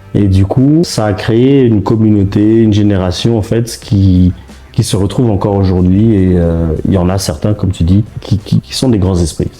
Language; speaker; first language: French; early bilingual, heritage; French